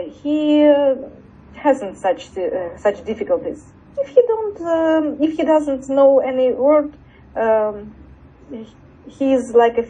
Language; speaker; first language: English; non-native, learner; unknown